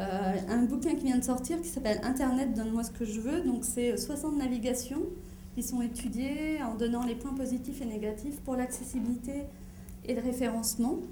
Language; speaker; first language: French; native; French